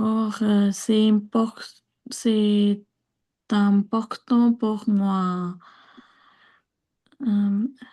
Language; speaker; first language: French; non-native, learner; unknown